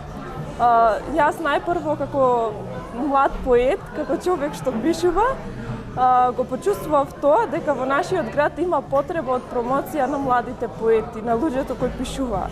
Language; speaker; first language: Macedonian; non-native, local second language; Albanian